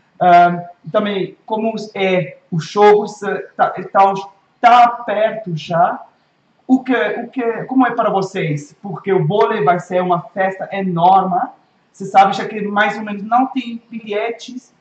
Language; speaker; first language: Portuguese; non-native, fluent; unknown